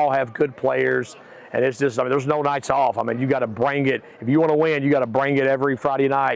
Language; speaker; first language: English; native; English